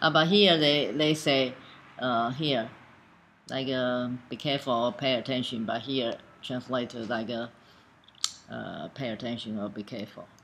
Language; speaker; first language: English; non-native, learner; Chinese